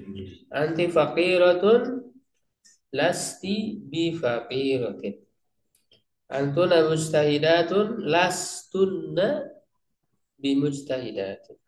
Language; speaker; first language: Arabic; non-native, fluent; Indonesian